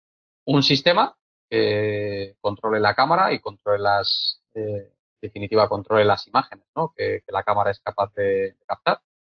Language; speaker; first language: Spanish; native; Spanish